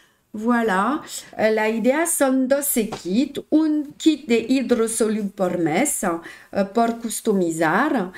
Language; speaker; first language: Spanish; non-native, learner; French